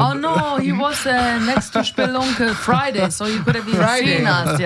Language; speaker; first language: English; non-native, learner; German